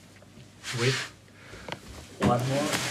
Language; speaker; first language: English; non-native, fluent; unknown